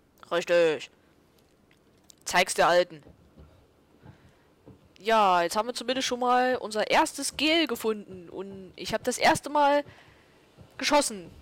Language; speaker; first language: German; native; German